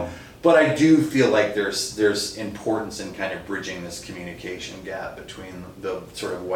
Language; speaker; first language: English; native; English